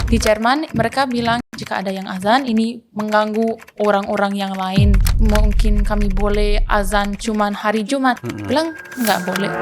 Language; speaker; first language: Indonesian; non-native, fluent; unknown